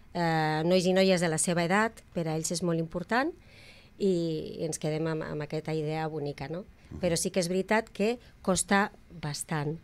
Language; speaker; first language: Catalan; native; Catalan